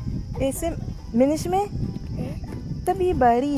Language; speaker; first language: Arabic; non-native, learner; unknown